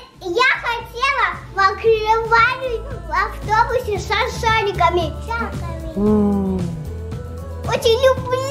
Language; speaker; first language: Russian; early bilingual, heritage; Russian